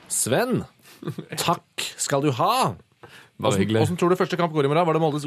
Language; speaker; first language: Norwegian; native; Norwegian